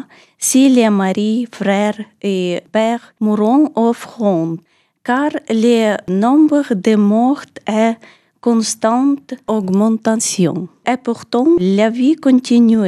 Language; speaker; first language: French; non-native, learner; Ukrainian